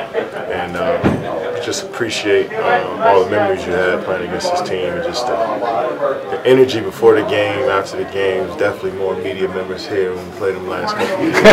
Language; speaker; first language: English; native; English